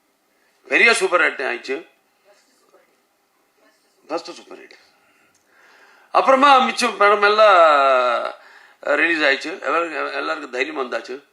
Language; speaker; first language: Tamil; non-native, learner; Telugu